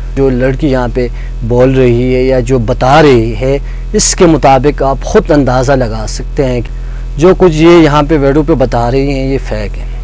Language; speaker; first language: Urdu; non-native, local second language; Khowar